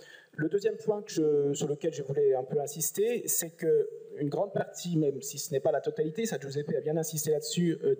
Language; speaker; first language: French; native; French